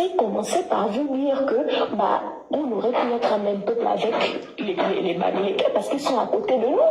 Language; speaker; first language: French; native; French